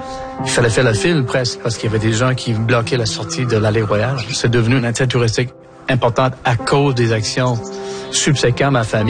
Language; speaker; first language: French; non-native, local second language; English